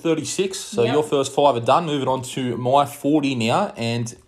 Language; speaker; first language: English; native; English